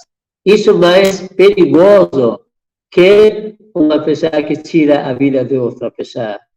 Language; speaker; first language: Portuguese; non-native, fluent; Persian